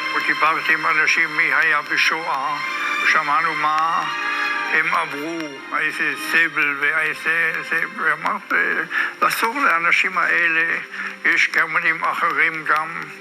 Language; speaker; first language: Hebrew; non-native, learner; German